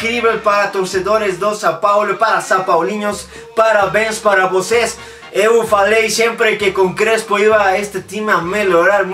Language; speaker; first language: Portuguese; non-native, learner; Spanish